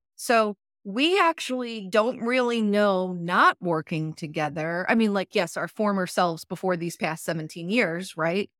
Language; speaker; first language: English; early bilingual, other home language; Italian